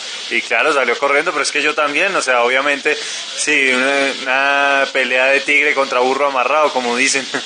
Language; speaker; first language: Spanish; native; Spanish